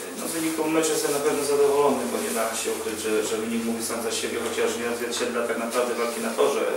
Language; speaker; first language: Polish; native; Polish